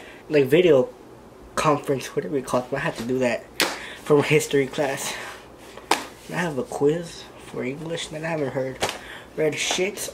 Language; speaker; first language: English; early bilingual, other home language; Spanish